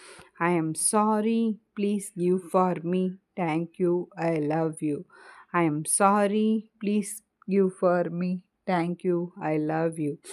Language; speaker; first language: English; non-native, learner; Tamil